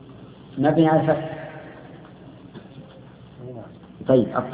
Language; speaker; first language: Arabic; native; Arabic